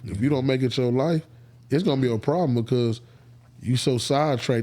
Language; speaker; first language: English; native; English